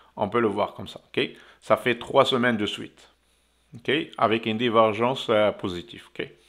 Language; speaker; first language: French; non-native, local second language; Arabic